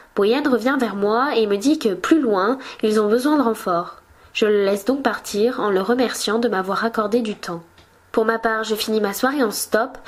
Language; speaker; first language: French; native; French